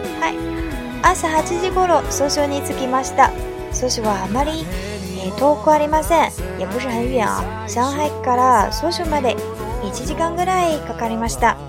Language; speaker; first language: Japanese; non-native, fluent; Chinese